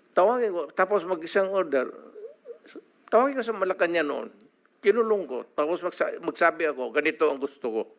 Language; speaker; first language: Filipino; non-native, local second language; Cebuano